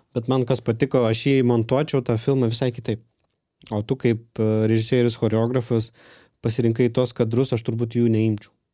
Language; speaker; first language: Lithuanian; non-native, local second language; Russian